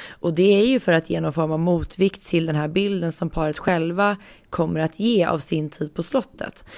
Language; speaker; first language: Swedish; native; Swedish